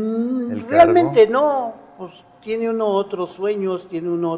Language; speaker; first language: Spanish; native; Spanish